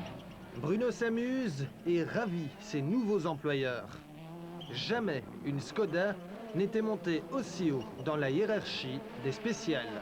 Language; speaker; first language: French; native; French